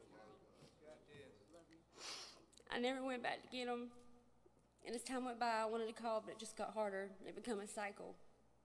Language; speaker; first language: English; native; English